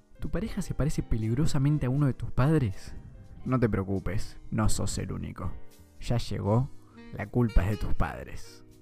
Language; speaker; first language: Spanish; native; Spanish